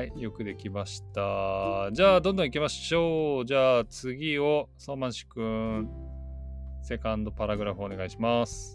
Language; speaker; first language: Japanese; native; Japanese